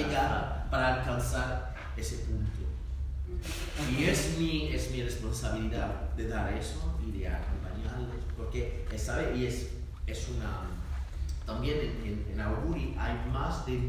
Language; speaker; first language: Spanish; non-native, learner; French